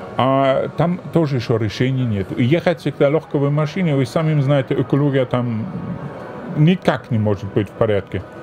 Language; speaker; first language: Russian; non-native, fluent; German